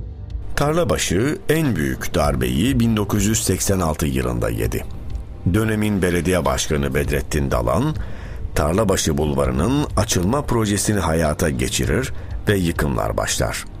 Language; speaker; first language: Turkish; native; Turkish